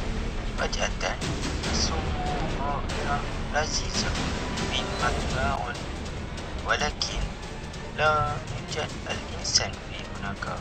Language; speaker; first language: Arabic; non-native, learner; Malay